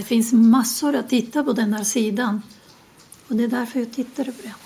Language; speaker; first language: Swedish; non-native, learner; Spanish